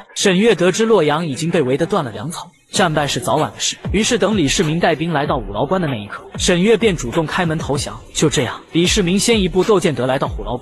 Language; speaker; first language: Chinese; native; Chinese